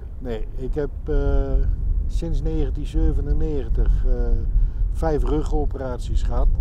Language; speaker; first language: Dutch; native; Dutch